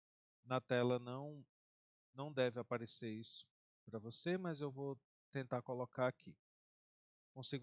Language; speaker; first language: Portuguese; native; Portuguese